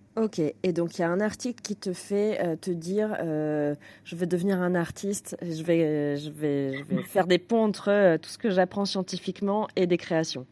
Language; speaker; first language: French; native; French